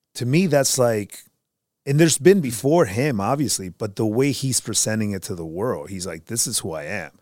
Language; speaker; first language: English; early bilingual, other home language; Spanish